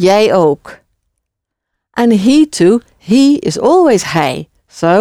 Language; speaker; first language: Dutch; non-native, fluent; English